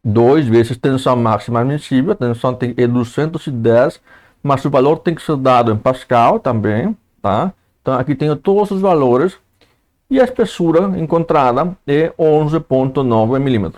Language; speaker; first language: Portuguese; native; Portuguese